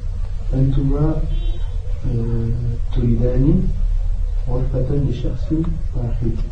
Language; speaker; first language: Arabic; non-native, learner; French